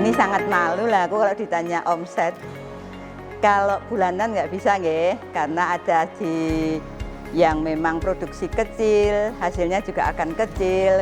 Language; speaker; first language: Indonesian; non-native, local second language; Javanese